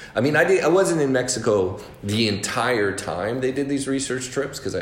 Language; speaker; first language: English; native; English